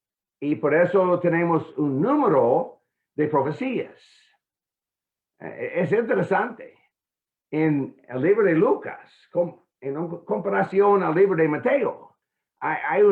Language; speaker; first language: Spanish; non-native, fluent; English